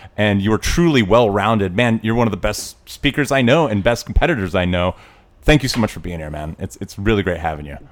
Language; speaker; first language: English; native; English